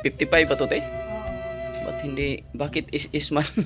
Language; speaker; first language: Filipino; native; Filipino